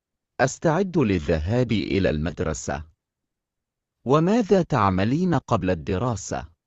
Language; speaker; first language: Arabic; non-native, learner; Indonesian